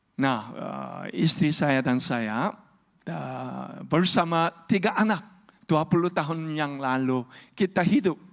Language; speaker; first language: Indonesian; non-native, learner; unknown